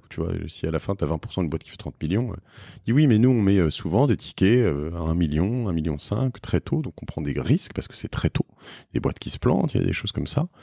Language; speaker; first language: French; native; French